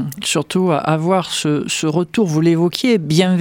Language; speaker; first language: French; native; French